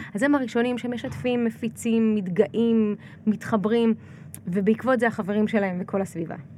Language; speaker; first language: Hebrew; early bilingual, other home language; Russian